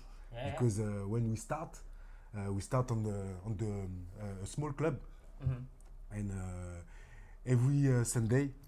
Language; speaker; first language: English; non-native, learner; French